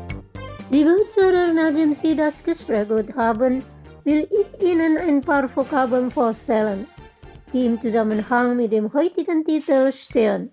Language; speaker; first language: German; non-native, fluent; Indonesian